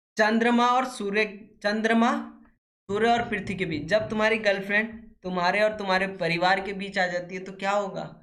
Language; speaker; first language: Hindi; native; Hindi